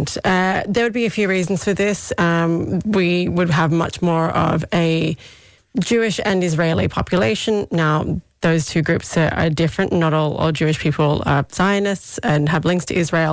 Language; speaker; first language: English; native; English